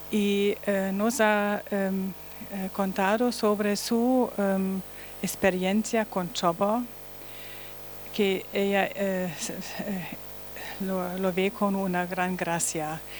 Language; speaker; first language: Spanish; non-native, learner; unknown